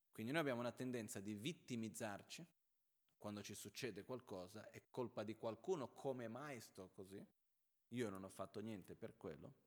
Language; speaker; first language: Italian; non-native, fluent; Portuguese